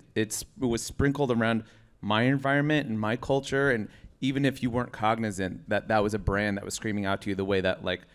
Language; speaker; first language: English; native; English